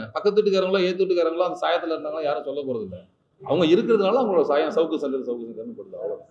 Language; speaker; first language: Tamil; native; Tamil